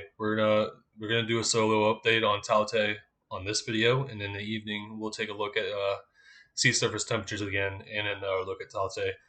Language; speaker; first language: English; native; English